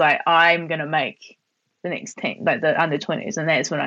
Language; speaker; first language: English; native; English